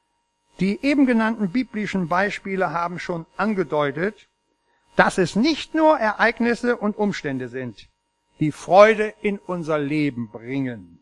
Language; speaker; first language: German; native; German